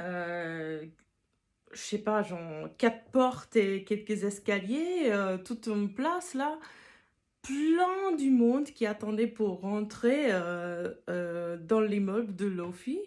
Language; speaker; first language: French; non-native, fluent; English